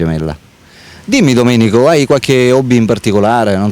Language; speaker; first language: Italian; native; Italian